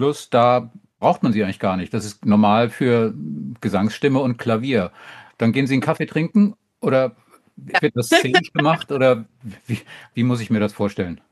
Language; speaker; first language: German; native; German